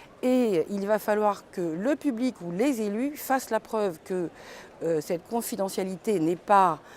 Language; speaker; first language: French; native; French